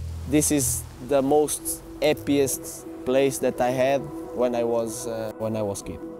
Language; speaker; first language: English; non-native, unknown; Portuguese